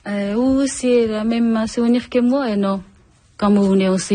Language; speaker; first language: French; non-native, learner; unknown